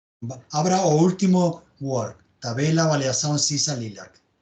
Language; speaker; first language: Portuguese; non-native, learner; Spanish